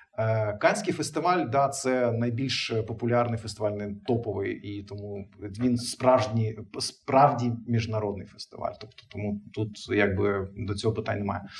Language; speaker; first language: Ukrainian; non-native, local second language; Russian